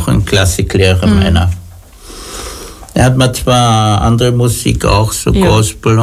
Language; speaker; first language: German; native; German